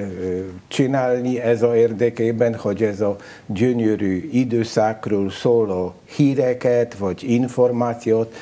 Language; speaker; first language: Hungarian; non-native, learner; Polish